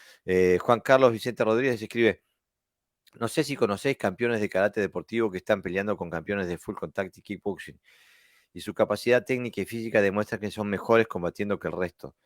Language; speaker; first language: Spanish; native; Spanish